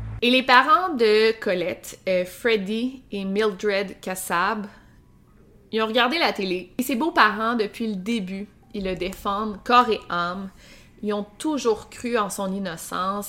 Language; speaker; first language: French; native; French